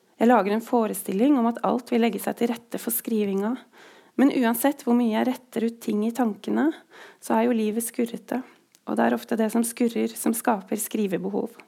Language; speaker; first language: Norwegian; native; Norwegian